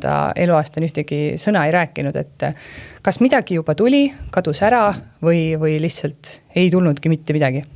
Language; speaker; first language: Estonian; native; Estonian